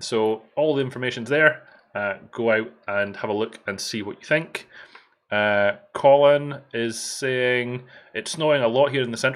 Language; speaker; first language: English; native; English